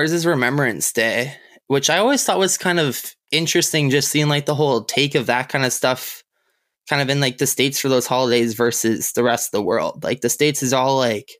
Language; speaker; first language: English; native; English